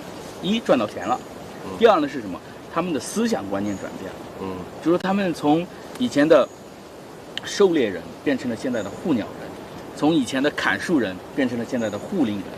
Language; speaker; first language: Chinese; native; Chinese